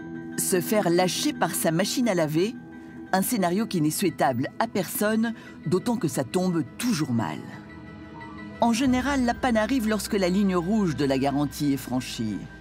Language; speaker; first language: French; native; French